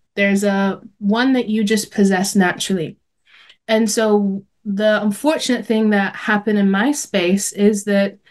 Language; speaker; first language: English; native; English